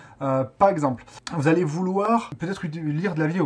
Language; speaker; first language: French; native; French